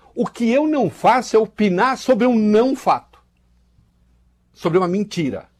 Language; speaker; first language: Portuguese; native; Portuguese